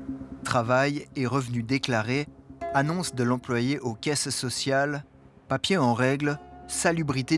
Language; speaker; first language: French; native; French